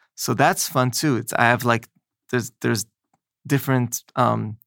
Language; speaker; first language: English; native; English